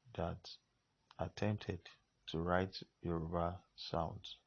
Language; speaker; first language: English; non-native, local second language; Yoruba